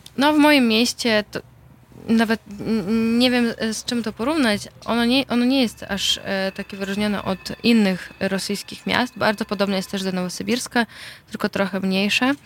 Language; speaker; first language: Polish; non-native, fluent; Russian